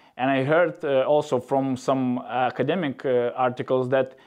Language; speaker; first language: English; non-native, learner; Lithuanian